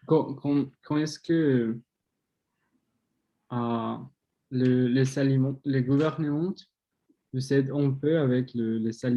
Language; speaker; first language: French; non-native, learner; Spanish